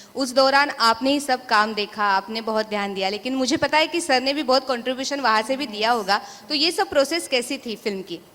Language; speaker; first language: Hindi; non-native, local second language; Marathi